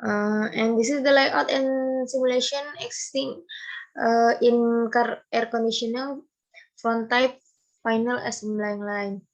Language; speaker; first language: English; non-native, learner; Indonesian